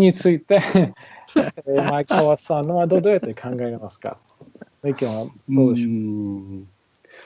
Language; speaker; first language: Japanese; non-native, learner; English